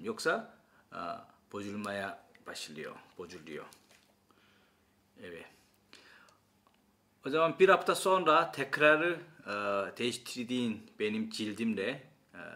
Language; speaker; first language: Turkish; non-native, fluent; Korean